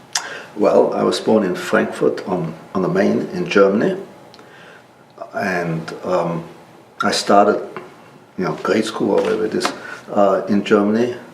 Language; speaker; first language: English; non-native, local second language; German